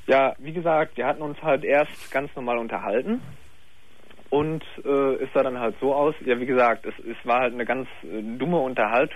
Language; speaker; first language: German; native; German